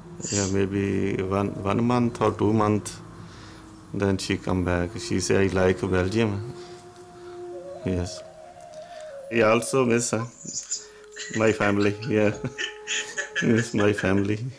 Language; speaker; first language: English; non-native, local second language; Punjabi